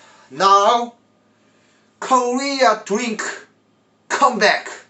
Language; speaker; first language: English; non-native, learner; Korean